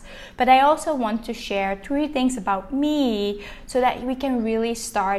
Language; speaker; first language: English; non-native, fluent; Dutch